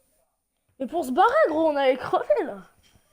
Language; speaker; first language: French; native; French